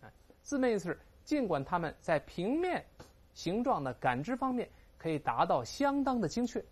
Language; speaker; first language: Chinese; native; Chinese